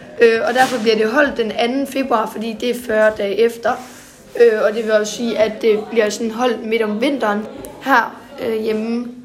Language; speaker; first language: Danish; native; Danish